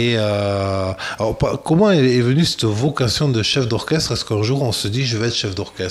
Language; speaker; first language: French; native; French